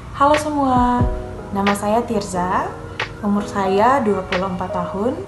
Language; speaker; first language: Indonesian; native; Indonesian